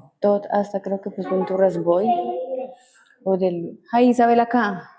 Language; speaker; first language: Romanian; non-native, learner; Spanish